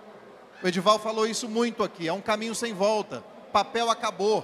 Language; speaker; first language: Portuguese; native; Portuguese